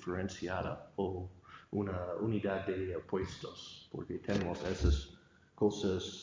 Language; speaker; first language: Spanish; non-native, fluent; English